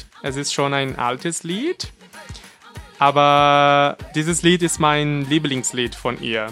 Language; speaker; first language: German; non-native, learner; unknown